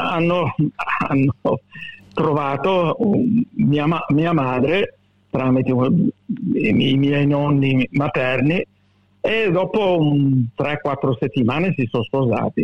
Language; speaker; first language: Italian; early bilingual, heritage; Italian